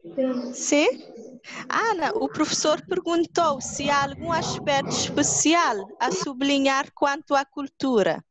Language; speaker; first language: Portuguese; non-native, local second language; Kabuverdianu